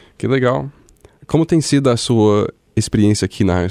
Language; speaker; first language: Portuguese; non-native, fluent; English